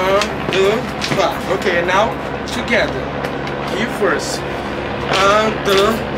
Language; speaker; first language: English; non-native, fluent; Portuguese